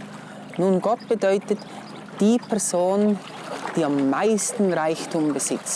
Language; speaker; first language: German; non-native, fluent; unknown